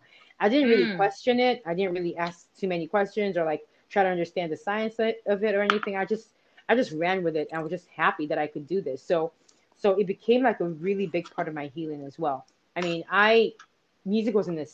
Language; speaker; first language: English; non-native, local second language; Igbo